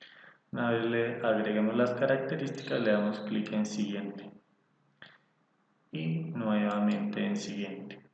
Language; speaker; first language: Spanish; native; Spanish